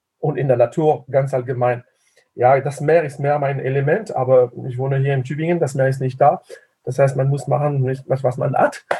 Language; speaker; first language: German; non-native, fluent; French